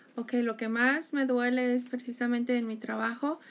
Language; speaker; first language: Spanish; native; Spanish